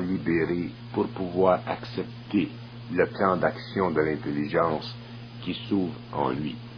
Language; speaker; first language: French; native; French